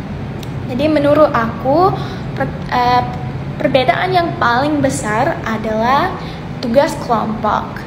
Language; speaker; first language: Indonesian; non-native, fluent; English